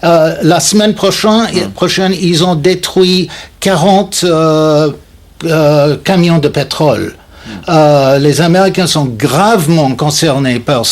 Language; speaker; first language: French; non-native, fluent; English